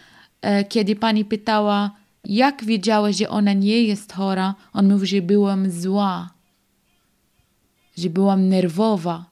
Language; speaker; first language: Polish; non-native, learner; Arabic